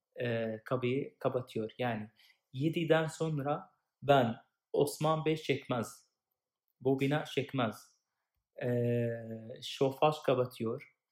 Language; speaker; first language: Turkish; non-native, fluent; Arabic